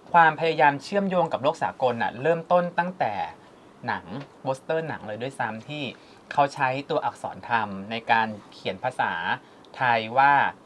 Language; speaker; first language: Thai; native; Thai